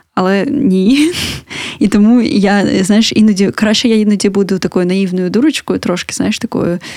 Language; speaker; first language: Ukrainian; native; Ukrainian